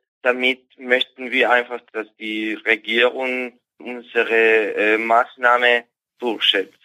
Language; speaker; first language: German; non-native, fluent; Spanish